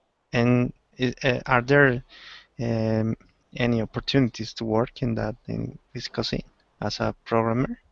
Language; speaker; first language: English; non-native, learner; Spanish